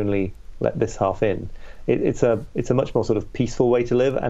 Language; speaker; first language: English; native; English